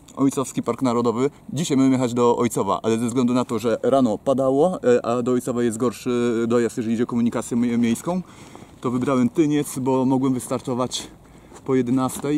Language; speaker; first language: Polish; native; Polish